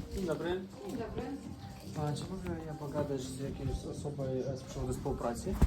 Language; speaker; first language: Polish; non-native, learner; Ukrainian